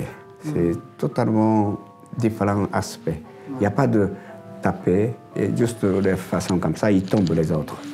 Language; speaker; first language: French; non-native, learner; Japanese